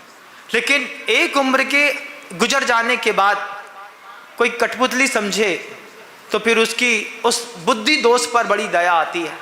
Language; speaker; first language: Hindi; native; Hindi